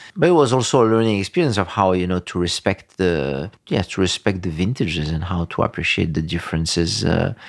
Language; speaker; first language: English; early bilingual, other home language; French